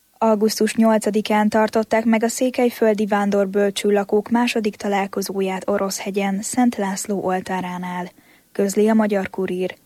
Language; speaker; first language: Hungarian; native; Hungarian